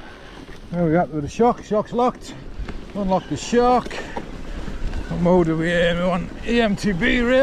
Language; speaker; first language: English; native; English